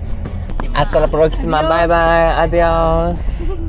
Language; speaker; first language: Spanish; non-native, learner; Japanese